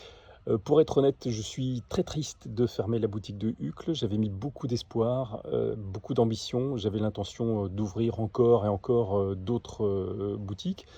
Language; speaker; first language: French; native; French